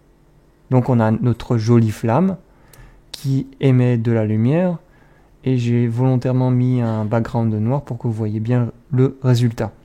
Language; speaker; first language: French; native; French